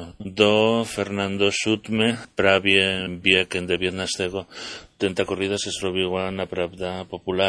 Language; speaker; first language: Polish; non-native, learner; Spanish